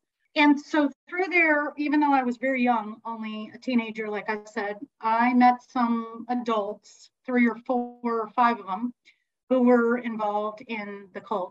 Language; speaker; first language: English; native; English